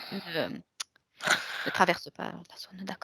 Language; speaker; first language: French; native; French